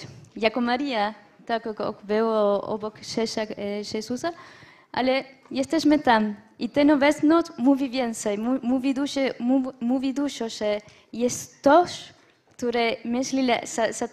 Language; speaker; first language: Polish; non-native, learner; French